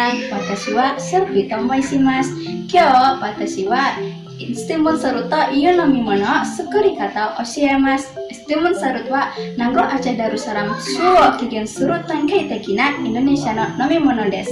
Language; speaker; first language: Japanese; non-native, learner; Indonesian